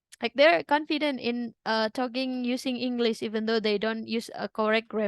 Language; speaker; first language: English; non-native, fluent; Indonesian